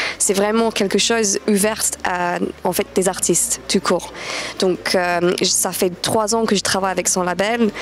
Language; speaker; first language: French; non-native, fluent; English